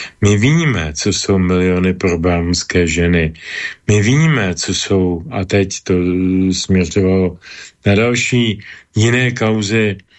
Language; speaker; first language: Czech; native; Czech